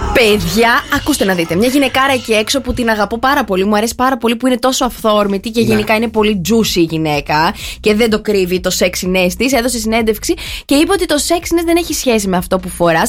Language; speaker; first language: Greek; native; Greek